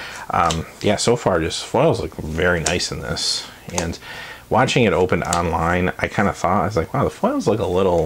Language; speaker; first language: English; native; English